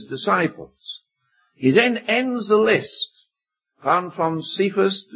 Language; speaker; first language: English; native; English